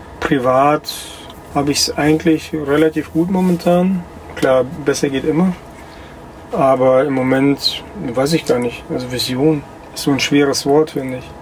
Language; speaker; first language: German; early bilingual, other home language; Russian